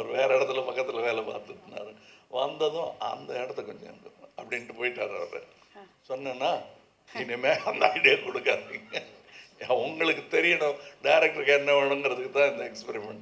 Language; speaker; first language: Tamil; native; Tamil